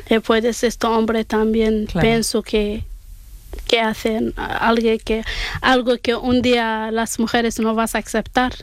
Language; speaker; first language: Spanish; non-native, learner; Arabic